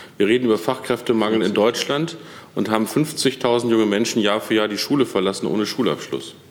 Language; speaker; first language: German; native; German